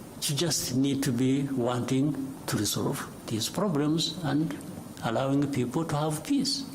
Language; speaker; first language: English; non-native, local second language; Kinyarwanda